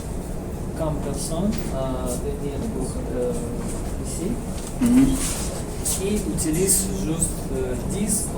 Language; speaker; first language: French; non-native, learner; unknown